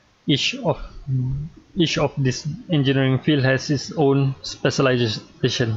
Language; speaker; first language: English; non-native, local second language; Malay